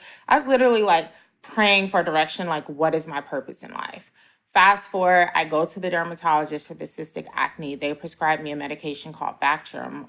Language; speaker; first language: English; native; English